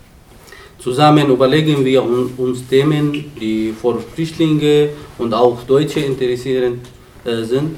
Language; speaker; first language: German; non-native, learner; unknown